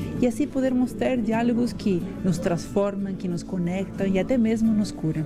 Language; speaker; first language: Portuguese; non-native, fluent; Spanish